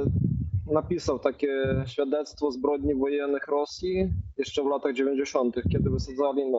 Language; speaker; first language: Polish; non-native, fluent; Ukrainian